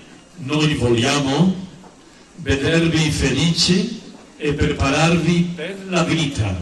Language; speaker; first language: Italian; non-native, fluent; Spanish